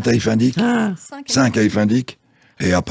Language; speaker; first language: French; native; French